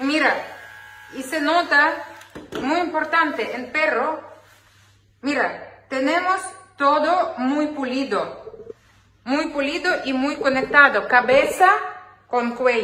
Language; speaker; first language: Spanish; non-native, learner; Ukrainian